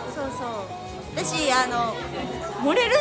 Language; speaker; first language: Japanese; native; Japanese